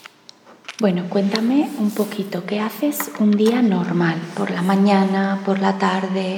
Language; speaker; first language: Spanish; native; Spanish